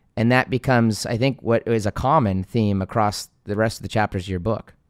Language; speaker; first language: English; native; English